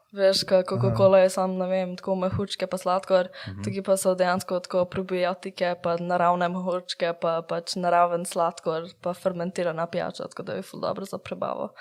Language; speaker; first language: Slovenian; early bilingual, heritage; Slovenian